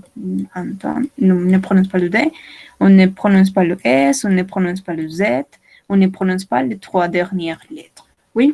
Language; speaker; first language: French; non-native, learner; Spanish